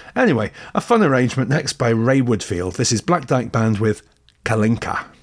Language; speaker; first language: English; native; English